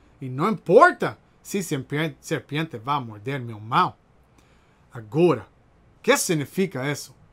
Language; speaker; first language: Portuguese; non-native, learner; Spanish